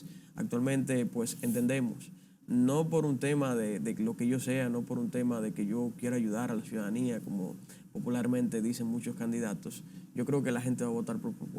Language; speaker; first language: Spanish; native; Spanish